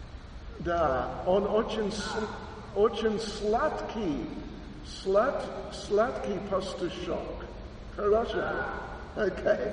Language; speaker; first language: Russian; non-native, learner; English